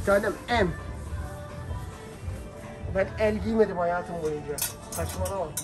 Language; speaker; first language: Turkish; native; Turkish